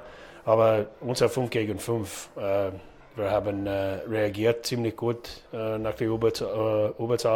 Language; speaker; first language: German; non-native, fluent; English